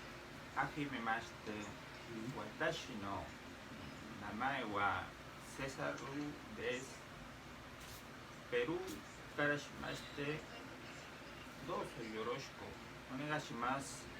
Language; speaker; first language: Japanese; non-native, learner; Spanish